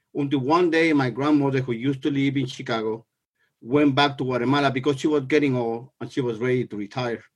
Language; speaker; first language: English; non-native, fluent; Spanish